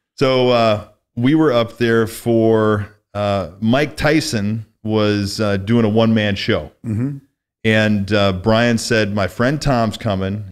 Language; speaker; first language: English; native; English